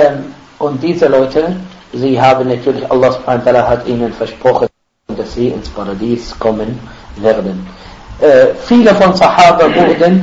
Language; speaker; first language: German; non-native, fluent; Arabic